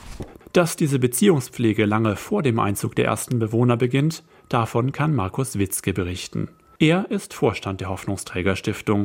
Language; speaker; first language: German; native; German